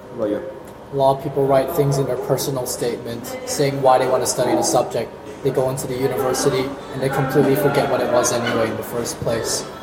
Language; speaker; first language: English; native; English